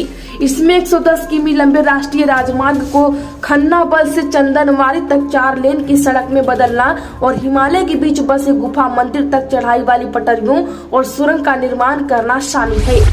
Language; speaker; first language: Hindi; native; Hindi